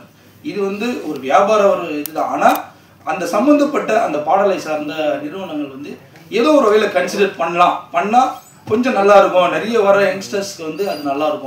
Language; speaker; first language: Tamil; native; Tamil